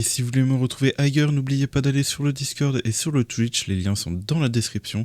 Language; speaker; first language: French; native; French